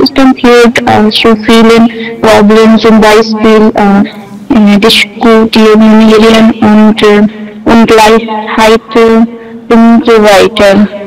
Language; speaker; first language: German; non-native, learner; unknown